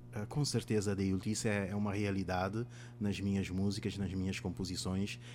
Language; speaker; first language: Portuguese; non-native, local second language; Kabuverdianu